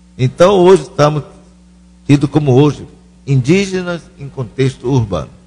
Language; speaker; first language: Portuguese; non-native, local second language; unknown